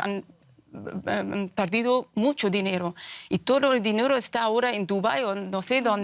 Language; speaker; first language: Spanish; non-native, fluent; Persian